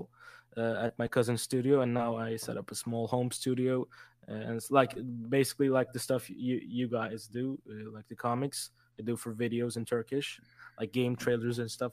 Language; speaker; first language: English; non-native, fluent; Turkish